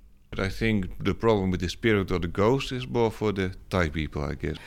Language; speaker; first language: English; non-native, fluent; Dutch